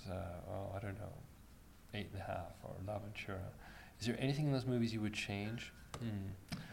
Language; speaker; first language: English; early bilingual, other home language; Armenian